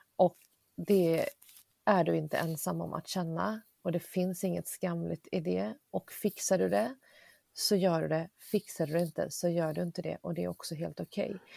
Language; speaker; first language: Swedish; early bilingual, other home language; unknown